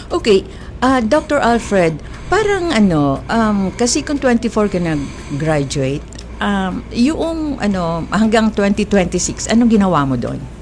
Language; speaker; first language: Filipino; native; Filipino